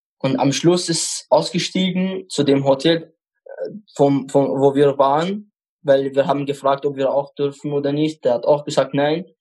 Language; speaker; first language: German; non-native, fluent; Arabic